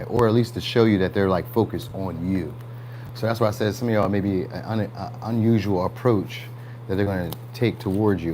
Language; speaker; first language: English; native; English